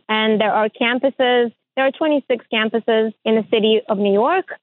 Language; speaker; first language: English; early bilingual, other home language; Ukrainian